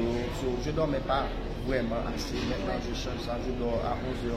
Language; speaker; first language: French; non-native, learner; Haitian Creole